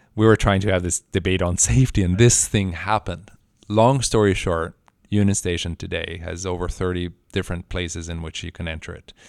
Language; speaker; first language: English; non-native, fluent; Spanish